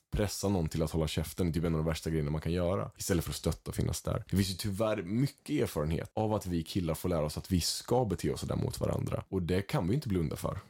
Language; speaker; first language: Swedish; early bilingual, other home language; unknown